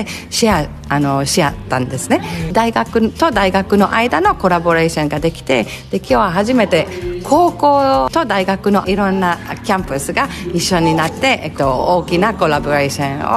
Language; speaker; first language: Japanese; non-native, fluent; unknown